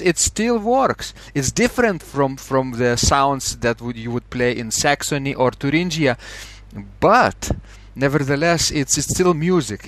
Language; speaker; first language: English; non-native, fluent; Lithuanian